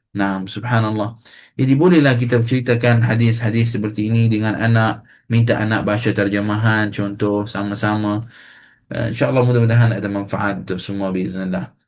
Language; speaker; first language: Malay; non-native, fluent; Arabic